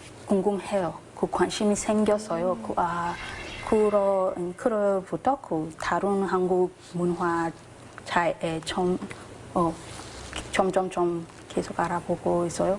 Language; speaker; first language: Korean; non-native, learner; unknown